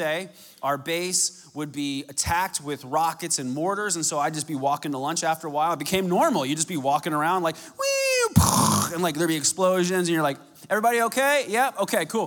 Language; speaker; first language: English; native; English